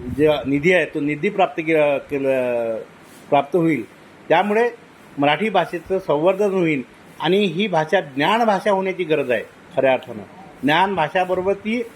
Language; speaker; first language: Marathi; native; Marathi